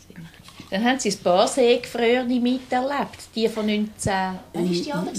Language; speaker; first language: German; native; German